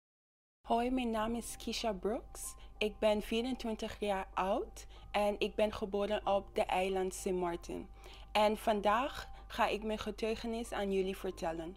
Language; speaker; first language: Dutch; non-native, local second language; English